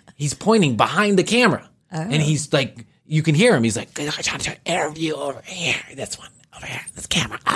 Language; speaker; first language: English; native; English